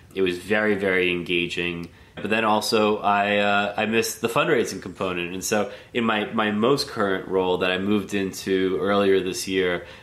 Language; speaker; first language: English; native; English